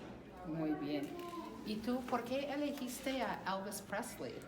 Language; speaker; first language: Spanish; non-native, fluent; English